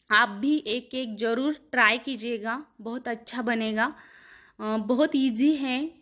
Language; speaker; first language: Hindi; non-native, local second language; Marathi